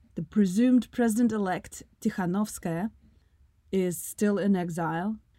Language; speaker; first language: English; non-native, fluent; Russian